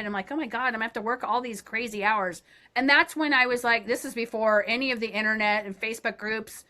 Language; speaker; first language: English; native; English